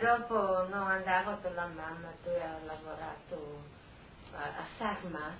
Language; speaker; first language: Italian; non-native, local second language; Friulian